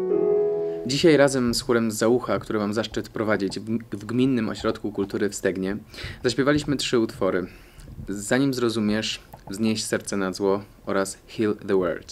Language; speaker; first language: Polish; native; Polish